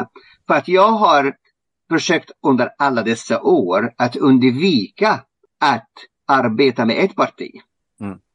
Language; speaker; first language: Swedish; non-native, fluent; Arabic